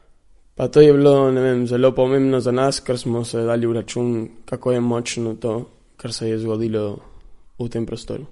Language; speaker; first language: Slovenian; early bilingual, heritage; Slovenian